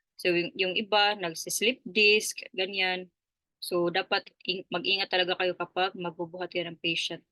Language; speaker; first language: Filipino; native; Filipino